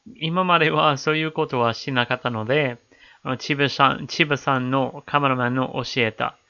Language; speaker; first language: Japanese; non-native, learner; English